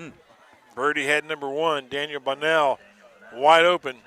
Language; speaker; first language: English; native; English